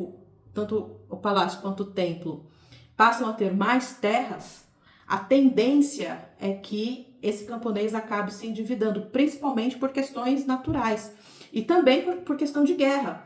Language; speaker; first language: Portuguese; native; Portuguese